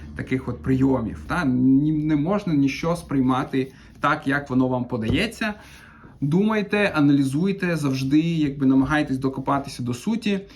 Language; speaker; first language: Ukrainian; non-native, local second language; Russian